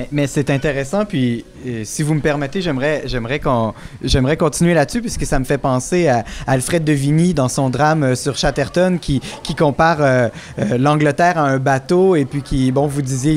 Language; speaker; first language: French; native; French